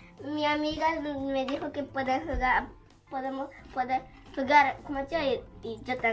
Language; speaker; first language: Spanish; early bilingual, heritage; Spanish